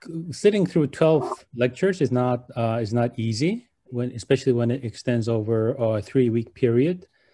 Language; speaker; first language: English; non-native, fluent; Korean